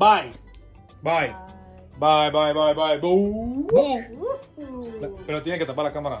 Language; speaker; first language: Spanish; early bilingual, heritage; Spanish